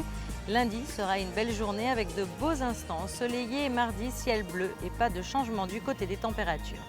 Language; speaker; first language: French; native; French